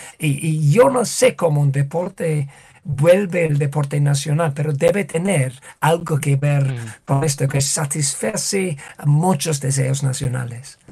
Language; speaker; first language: Spanish; non-native, fluent; English